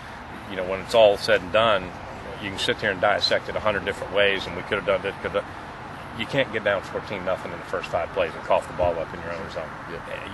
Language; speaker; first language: English; native; English